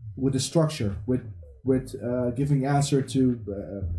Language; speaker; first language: English; early bilingual, heritage; English